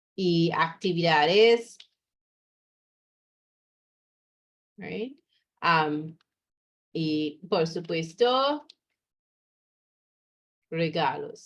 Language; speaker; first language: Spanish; non-native, fluent; English